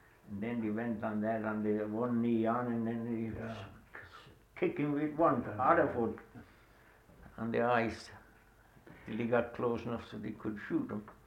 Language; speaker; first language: English; non-native, fluent; Swedish